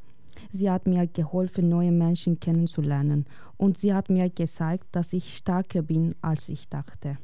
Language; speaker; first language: German; non-native, learner; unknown